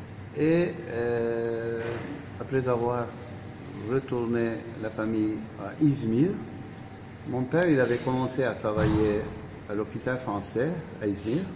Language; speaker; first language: French; non-native, fluent; Turkish